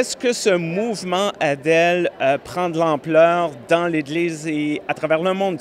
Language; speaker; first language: French; native; French